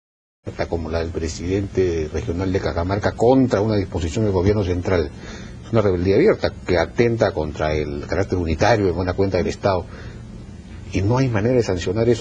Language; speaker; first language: Spanish; native; Spanish